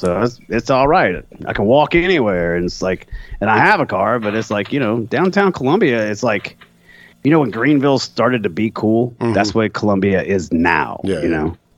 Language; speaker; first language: English; native; English